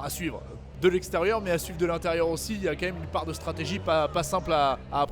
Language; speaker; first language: French; native; French